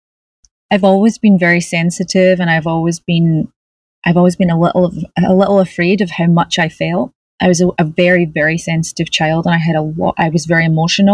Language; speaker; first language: English; native; English